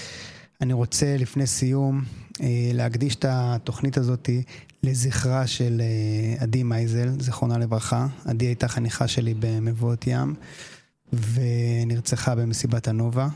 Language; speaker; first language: Hebrew; native; Hebrew